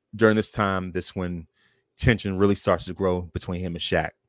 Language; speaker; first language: English; native; English